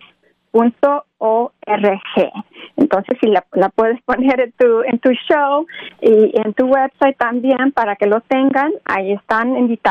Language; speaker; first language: Spanish; early bilingual, other home language; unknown